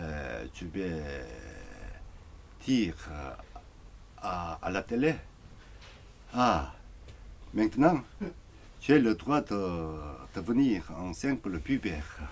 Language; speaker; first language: French; non-native, learner; Korean